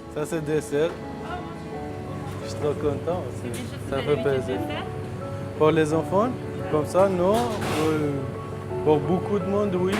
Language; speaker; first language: French; non-native, learner; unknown